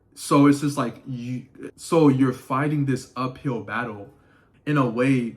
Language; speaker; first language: English; native; English